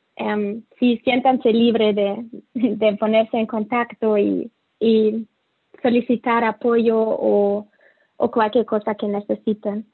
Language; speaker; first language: Spanish; non-native, fluent; German